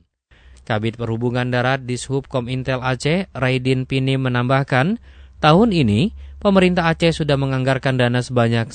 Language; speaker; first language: Indonesian; native; Indonesian